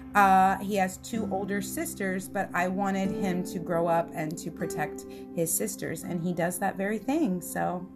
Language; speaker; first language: English; early bilingual, other home language; Italian